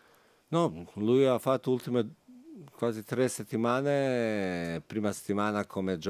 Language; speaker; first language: Italian; non-native, fluent; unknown